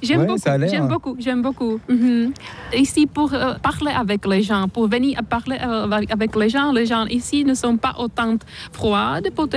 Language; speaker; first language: French; non-native, fluent; Czech